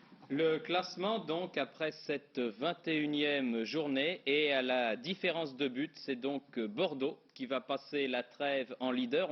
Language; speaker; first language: French; native; French